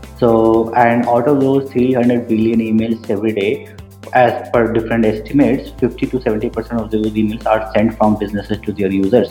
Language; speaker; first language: English; non-native, local second language; Hindi